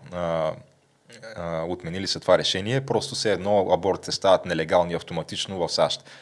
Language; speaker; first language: Bulgarian; native; Bulgarian